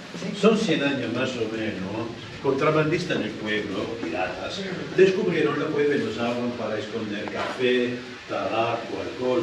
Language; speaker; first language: Spanish; non-native, fluent; Italian